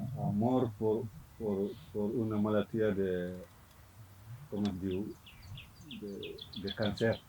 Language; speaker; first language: Catalan; non-native, learner; Fula